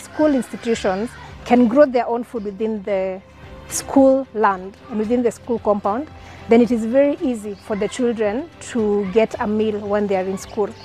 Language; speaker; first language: English; non-native, local second language; Kikuyu